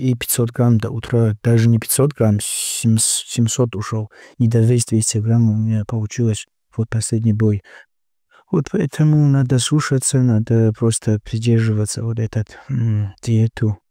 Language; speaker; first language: Russian; non-native, local second language; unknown